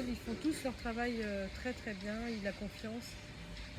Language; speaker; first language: French; native; French